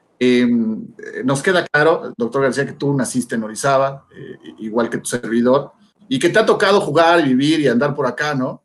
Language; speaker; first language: Spanish; native; Spanish